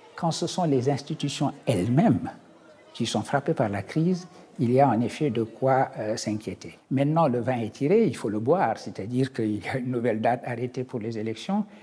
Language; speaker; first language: French; non-native, local second language; Wolof